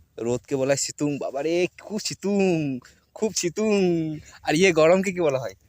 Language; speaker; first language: Bangla; native; Bangla